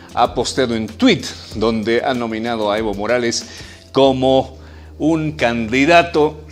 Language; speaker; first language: Spanish; native; Spanish